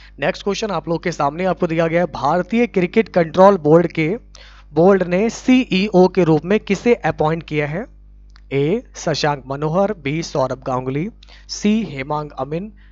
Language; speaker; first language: Hindi; native; Hindi